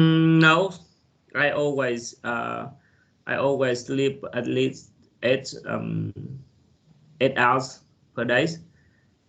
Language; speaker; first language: English; non-native, learner; Vietnamese